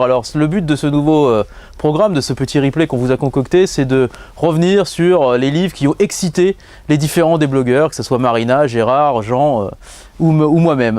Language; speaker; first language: French; native; French